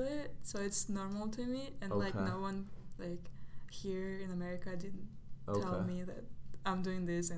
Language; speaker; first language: English; non-native, fluent; Russian